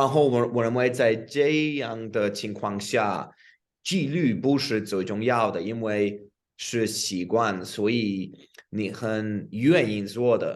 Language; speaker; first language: Chinese; non-native, fluent; English